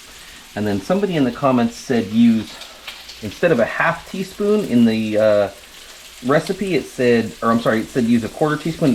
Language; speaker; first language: English; native; English